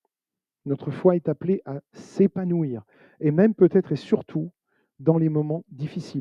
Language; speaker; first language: French; native; French